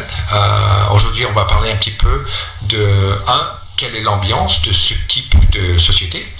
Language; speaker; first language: French; non-native, fluent; English